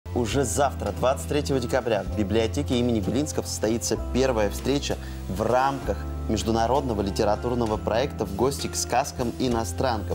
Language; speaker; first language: Russian; native; Russian